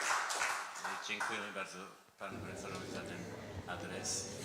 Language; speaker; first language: Polish; native; Polish